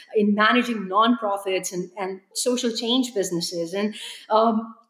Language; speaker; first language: English; non-native, local second language; Hindi